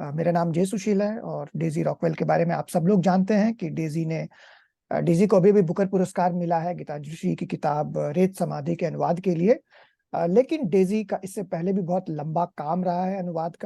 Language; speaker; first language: Hindi; native; Hindi